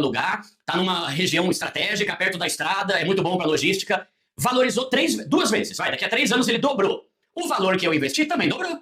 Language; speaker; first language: Portuguese; native; Portuguese